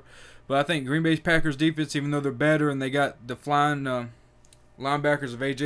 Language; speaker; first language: English; native; English